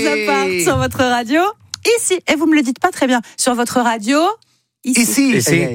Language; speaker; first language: French; native; French